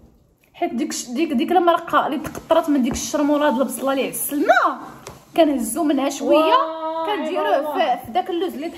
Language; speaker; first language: Arabic; native; Arabic